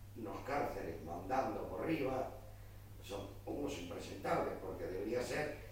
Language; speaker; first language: Spanish; non-native, local second language; Galician